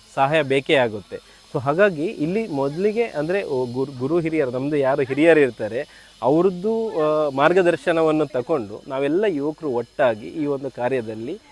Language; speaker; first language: Kannada; non-native, local second language; Tulu